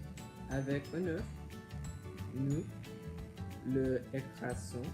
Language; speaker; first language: French; non-native, learner; English